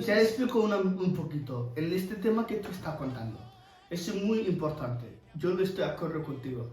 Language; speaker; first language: Spanish; non-native, learner; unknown